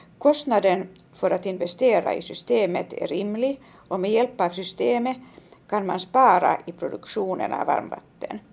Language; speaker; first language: Swedish; native; Swedish